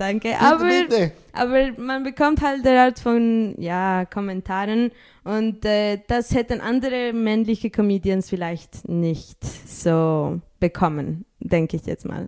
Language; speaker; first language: German; early bilingual, other home language; Spanish